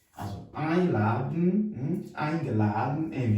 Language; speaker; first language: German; non-native, fluent; French